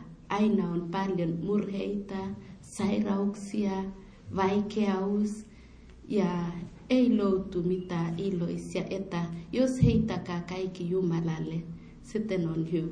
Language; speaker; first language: Finnish; non-native, learner; Swahili